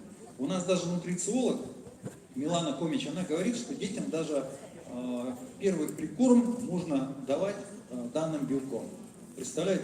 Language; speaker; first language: Russian; native; Russian